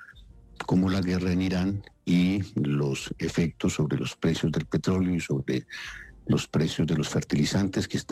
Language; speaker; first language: Spanish; native; Spanish